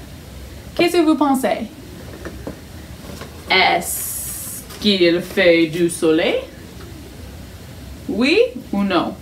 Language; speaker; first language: French; non-native, fluent; English